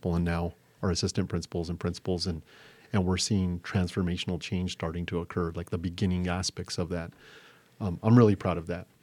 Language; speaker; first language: English; native; English